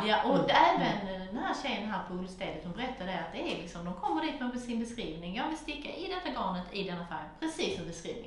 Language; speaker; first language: Swedish; native; Swedish